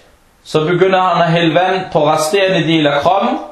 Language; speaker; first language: Danish; non-native, fluent; Arabic